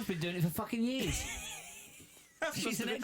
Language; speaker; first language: English; native; English